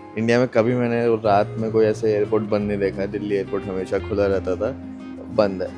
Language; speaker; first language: Hindi; native; Hindi